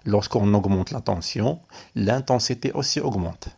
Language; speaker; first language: French; non-native, local second language; Arabic